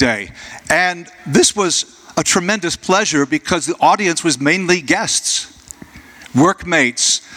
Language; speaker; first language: English; native; English